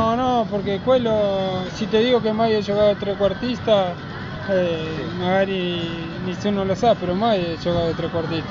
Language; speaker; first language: Italian; non-native, fluent; Spanish